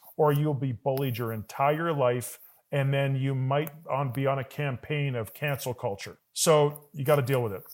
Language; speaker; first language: English; native; English